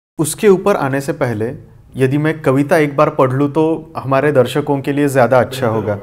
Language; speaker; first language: Hindi; non-native, local second language; Marathi